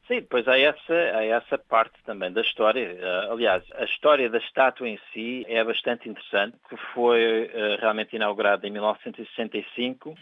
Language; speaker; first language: Portuguese; early bilingual, heritage; Portuguese